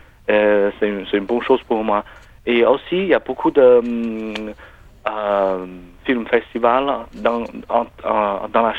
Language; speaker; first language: French; non-native, learner; Chinese